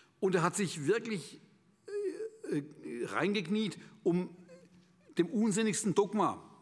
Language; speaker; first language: German; native; German